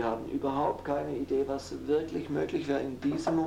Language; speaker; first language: German; native; German